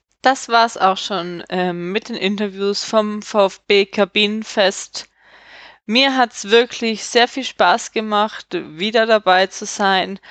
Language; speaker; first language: German; native; German